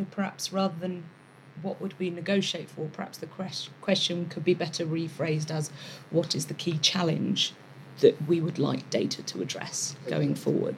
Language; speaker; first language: English; native; English